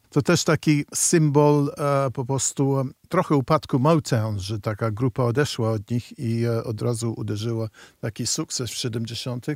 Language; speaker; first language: Polish; non-native, fluent; English